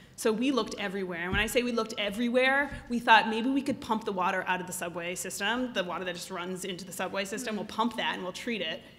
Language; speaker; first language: English; native; English